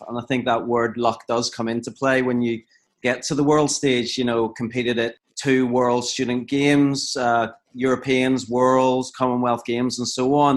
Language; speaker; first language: English; native; English